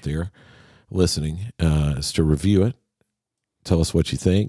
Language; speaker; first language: English; native; English